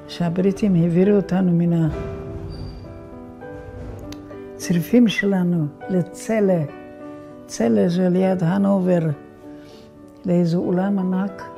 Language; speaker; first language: Hebrew; non-native, fluent; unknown